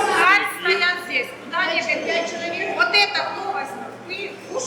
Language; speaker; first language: Russian; non-native, local second language; Ukrainian